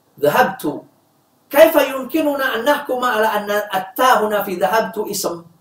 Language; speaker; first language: Arabic; non-native, fluent; Indonesian